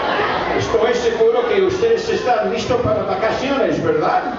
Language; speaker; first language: Spanish; non-native, fluent; English